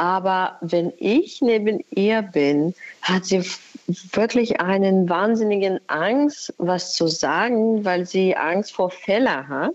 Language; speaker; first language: German; non-native, fluent; Ukrainian